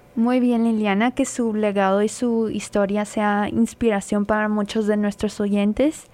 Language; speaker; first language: Spanish; early bilingual, other home language; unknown